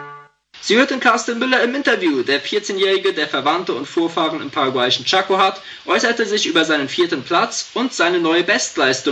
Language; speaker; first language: German; native; German